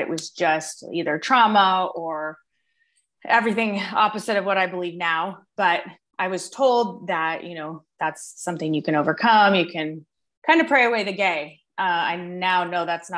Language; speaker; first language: English; native; English